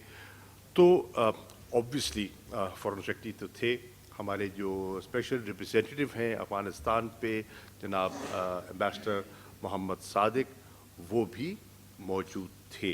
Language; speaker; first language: Urdu; native; Urdu